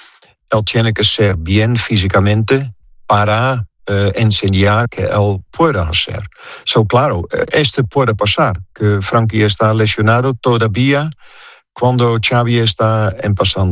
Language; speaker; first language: Spanish; non-native, fluent; Dutch